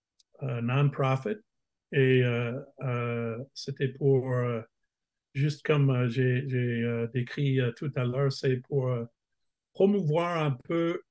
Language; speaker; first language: French; non-native, fluent; English